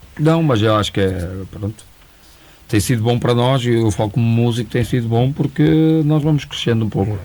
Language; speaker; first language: Portuguese; native; Portuguese